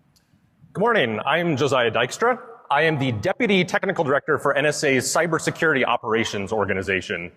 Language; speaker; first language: English; native; English